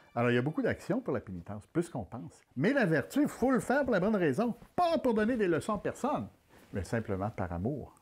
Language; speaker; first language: French; native; French